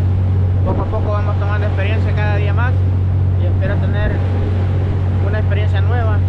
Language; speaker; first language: Spanish; native; Spanish